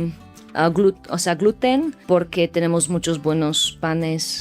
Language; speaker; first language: Spanish; non-native, fluent; Slovak